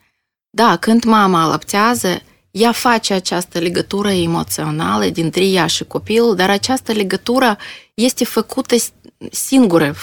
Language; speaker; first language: Romanian; non-native, local second language; Russian